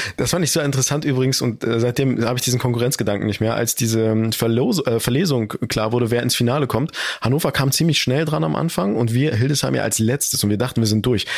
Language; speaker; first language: German; early bilingual, other home language; Turkish